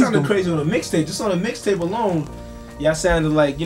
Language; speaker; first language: English; native; English